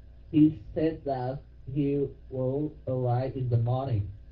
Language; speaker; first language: English; non-native, learner; Vietnamese